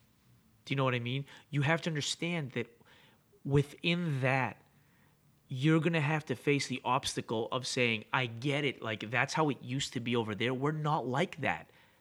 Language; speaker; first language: English; native; English